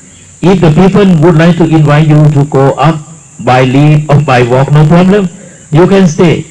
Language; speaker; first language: English; non-native, learner; Thai